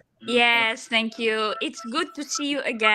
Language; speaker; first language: English; non-native, learner; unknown